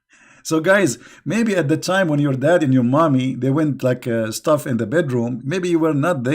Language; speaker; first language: English; non-native, fluent; Arabic